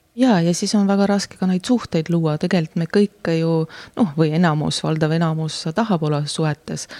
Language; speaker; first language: Estonian; non-native, local second language; Russian